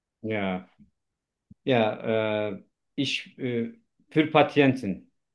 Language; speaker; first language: German; non-native, learner; Turkish